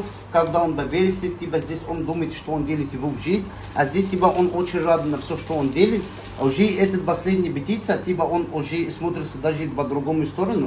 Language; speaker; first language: Russian; non-native, learner; Arabic